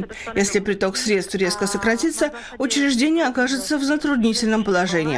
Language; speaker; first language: Russian; native; Russian